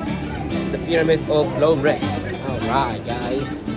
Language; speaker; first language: English; non-native, local second language; Filipino